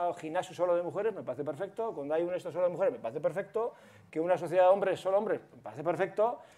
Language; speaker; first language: Spanish; native; Spanish